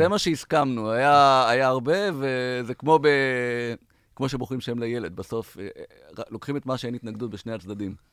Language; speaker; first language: Hebrew; native; Hebrew